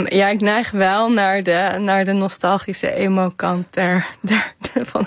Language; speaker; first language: Dutch; non-native, fluent; Kazakh